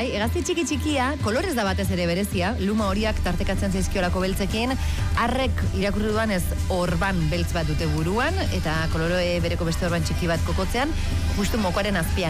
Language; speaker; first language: Basque; native; Basque